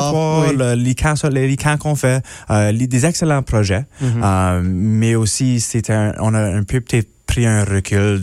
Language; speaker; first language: French; non-native, local second language; English